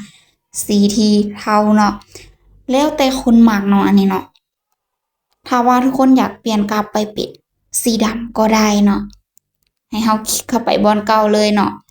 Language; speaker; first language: Thai; non-native, local second language; Lao